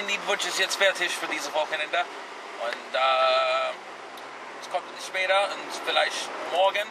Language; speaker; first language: German; non-native, learner; English